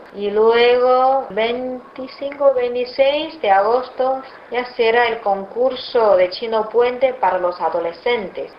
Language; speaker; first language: Spanish; non-native, fluent; Chinese